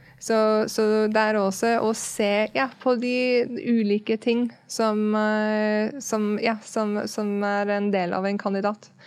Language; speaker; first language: Norwegian; non-native, fluent; English